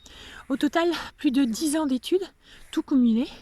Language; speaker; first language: French; native; French